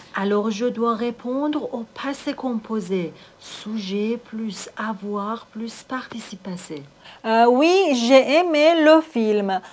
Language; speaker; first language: French; non-native, fluent; Persian